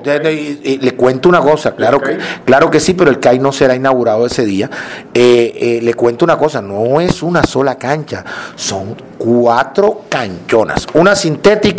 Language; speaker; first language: Spanish; native; Spanish